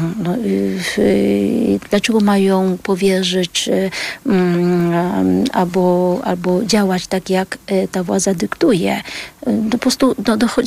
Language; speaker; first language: Polish; early bilingual, other home language; Vietnamese